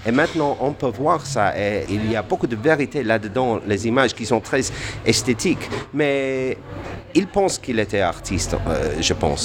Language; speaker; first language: French; non-native, fluent; English